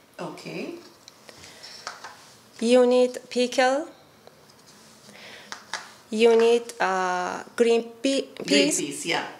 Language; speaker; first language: English; non-native, learner; Persian